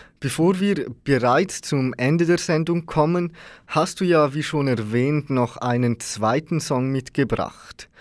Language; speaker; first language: German; native; German